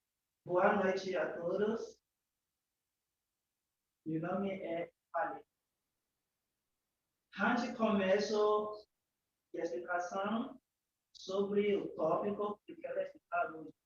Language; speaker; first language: Portuguese; non-native, learner; Yoruba